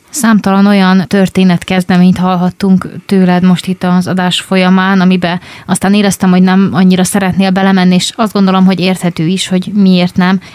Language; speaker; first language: Hungarian; native; Hungarian